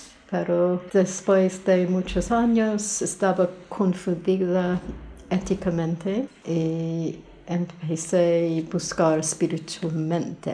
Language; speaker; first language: Spanish; non-native, fluent; English